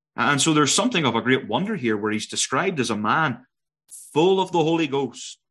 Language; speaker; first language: English; native; English